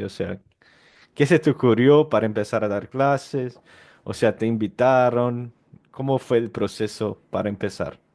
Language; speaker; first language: Spanish; non-native, fluent; Portuguese